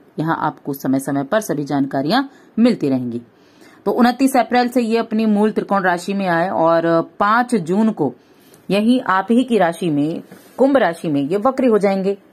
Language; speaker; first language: Hindi; native; Hindi